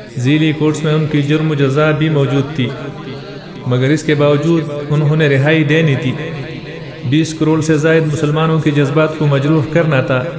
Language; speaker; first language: Urdu; non-native, local second language; Pashto